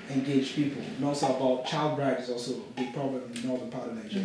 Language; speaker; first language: English; non-native, local second language; Yoruba